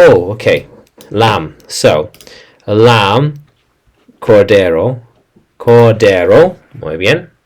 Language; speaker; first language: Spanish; non-native, learner; English